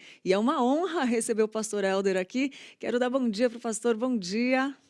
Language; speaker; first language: Portuguese; native; Portuguese